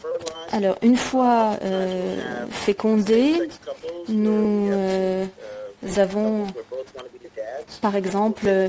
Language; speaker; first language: French; native; French